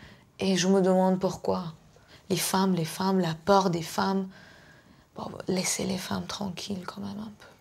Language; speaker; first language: French; non-native, fluent; Persian